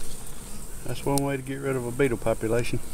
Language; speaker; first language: English; native; English